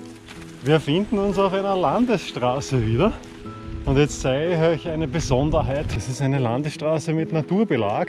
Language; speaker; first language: German; native; German